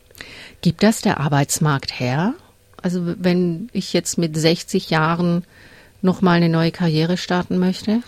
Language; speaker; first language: German; native; German